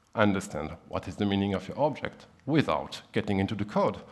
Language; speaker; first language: English; non-native, fluent; German